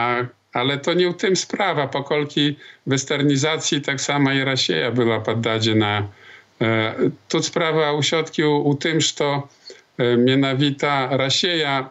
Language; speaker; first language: Polish; non-native, local second language; Belarusian